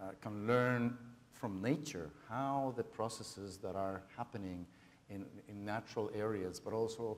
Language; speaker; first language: English; non-native, fluent; Spanish